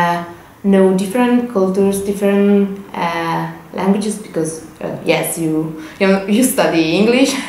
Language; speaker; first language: English; non-native, learner; Italian